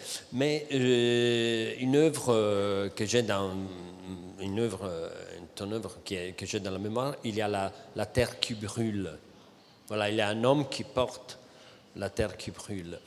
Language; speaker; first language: French; non-native, fluent; Italian